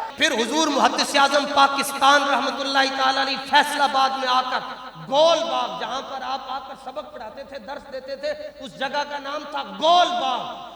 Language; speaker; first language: Urdu; non-native, local second language; Punjabi